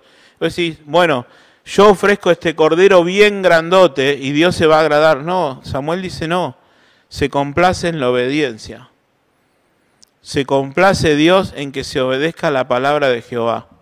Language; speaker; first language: Spanish; native; Spanish